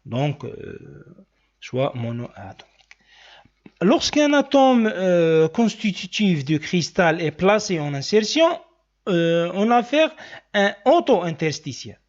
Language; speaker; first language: French; non-native, local second language; Arabic